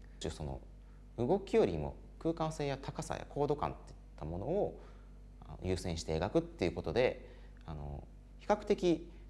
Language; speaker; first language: Japanese; native; Japanese